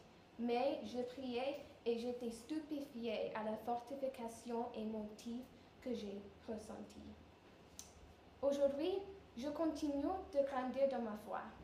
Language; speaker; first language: French; non-native, learner; English